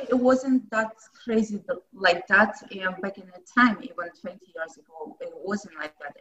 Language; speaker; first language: English; non-native, fluent; Russian